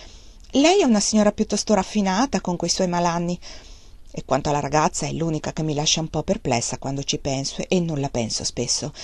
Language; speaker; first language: Italian; native; Italian